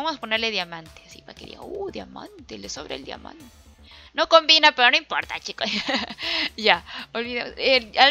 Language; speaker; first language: Spanish; native; Spanish